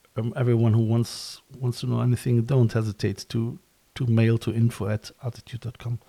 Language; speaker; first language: English; non-native, fluent; German